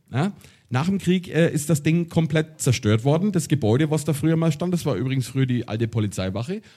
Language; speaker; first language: German; native; German